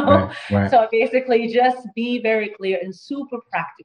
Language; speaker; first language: English; non-native, fluent; Arabic